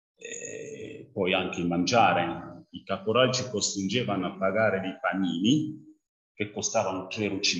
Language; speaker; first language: Italian; non-native, fluent; French